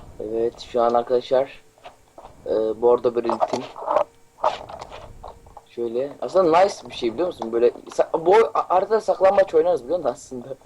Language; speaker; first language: Turkish; native; Turkish